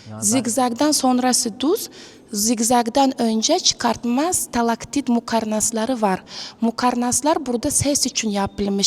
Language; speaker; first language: Turkish; non-native, learner; Uzbek